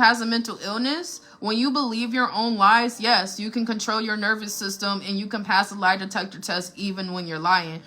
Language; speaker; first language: English; native; English